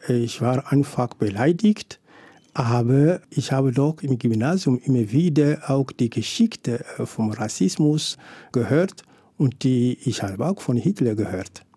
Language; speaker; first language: German; non-native, fluent; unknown